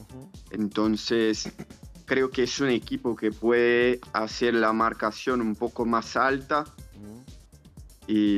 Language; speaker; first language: Spanish; non-native, fluent; Portuguese